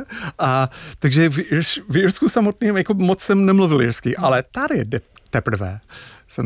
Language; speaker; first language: Czech; non-native, fluent; English